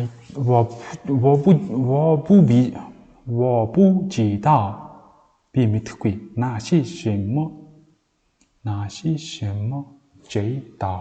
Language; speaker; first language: Chinese; non-native, fluent; Mongolian